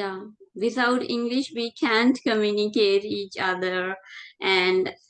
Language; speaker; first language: English; non-native, fluent; Sinhala